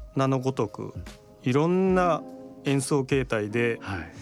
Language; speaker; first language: Japanese; native; Japanese